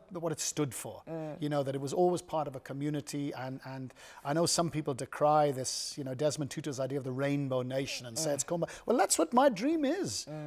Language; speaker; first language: English; native; English